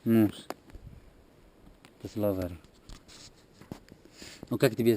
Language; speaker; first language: Russian; non-native, learner; Italian